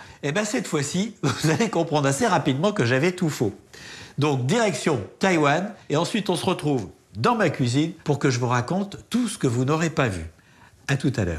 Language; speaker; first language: French; native; French